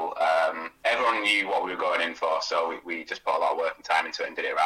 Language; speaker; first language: English; native; English